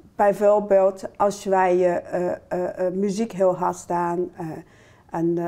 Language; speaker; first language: Dutch; non-native, fluent; Chinese